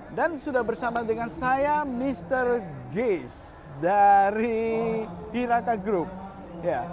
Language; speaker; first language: Indonesian; native; Indonesian